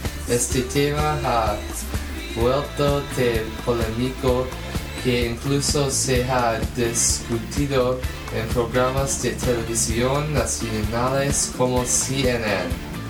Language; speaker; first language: Spanish; non-native, learner; English